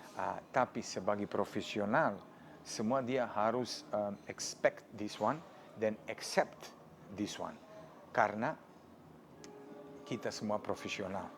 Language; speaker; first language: Indonesian; non-native, fluent; Serbian